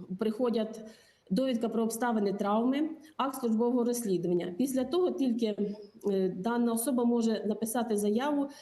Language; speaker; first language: Ukrainian; native; Ukrainian